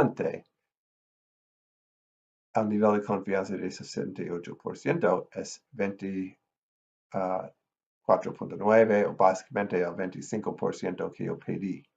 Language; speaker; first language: Spanish; non-native, fluent; English